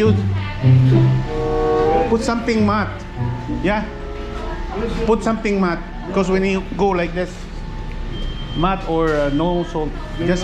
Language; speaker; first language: English; non-native, local second language; Filipino